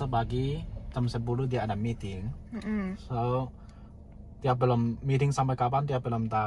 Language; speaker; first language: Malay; non-native, learner; Cantonese